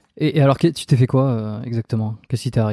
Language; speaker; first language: French; native; French